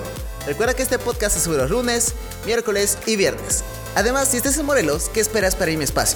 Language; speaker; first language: Spanish; native; Spanish